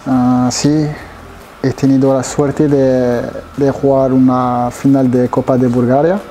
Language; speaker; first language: Spanish; non-native, fluent; French